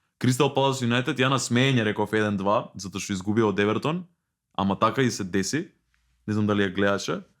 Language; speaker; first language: Macedonian; native; Macedonian